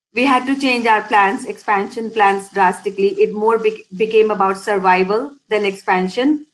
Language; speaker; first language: English; non-native, local second language; Hindi